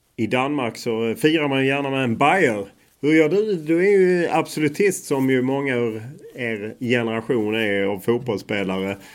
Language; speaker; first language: Swedish; native; Swedish